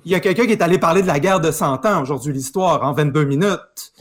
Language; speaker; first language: French; native; French